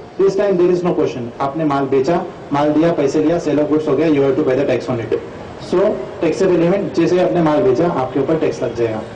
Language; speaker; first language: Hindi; non-native, local second language; Sindhi